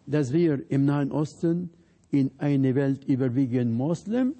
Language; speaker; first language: German; non-native, fluent; Arabic